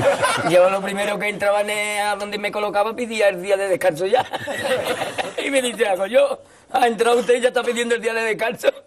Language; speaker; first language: Spanish; native; Spanish